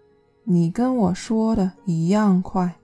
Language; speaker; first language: Chinese; non-native, learner; English